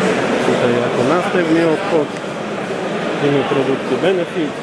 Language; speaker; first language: Polish; non-native, learner; Slovak